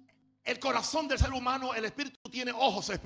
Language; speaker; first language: Spanish; native; Spanish